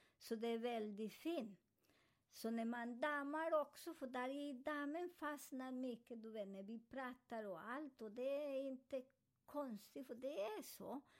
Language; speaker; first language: Swedish; non-native, fluent; Spanish